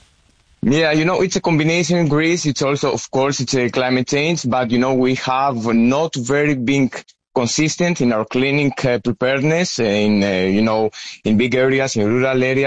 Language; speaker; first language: English; non-native, fluent; Greek